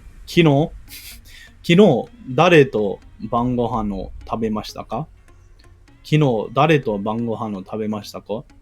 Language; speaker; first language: Japanese; non-native, learner; English